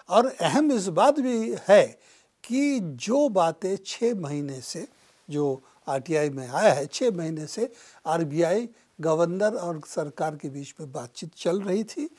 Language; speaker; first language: Hindi; non-native, local second language; Bangla